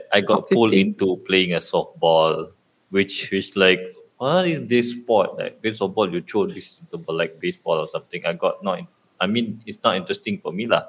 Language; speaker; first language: English; non-native, local second language; Malay